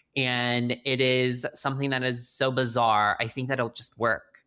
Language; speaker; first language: English; native; English